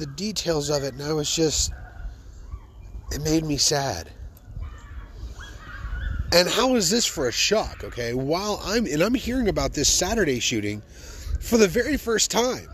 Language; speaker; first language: English; native; English